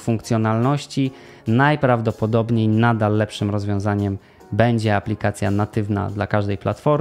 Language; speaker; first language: Polish; native; Polish